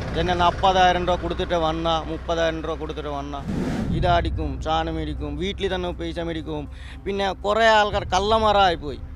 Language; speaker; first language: Malayalam; non-native, local second language; Bangla